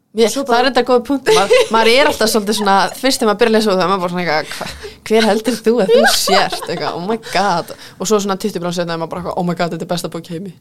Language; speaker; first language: Icelandic; early bilingual, heritage; Icelandic